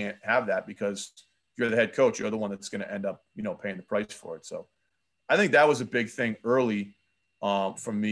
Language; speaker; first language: English; native; English